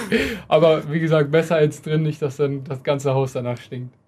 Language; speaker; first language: German; native; German